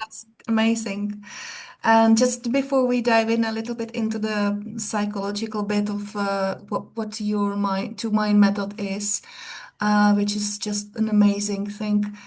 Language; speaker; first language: English; non-native, fluent; Czech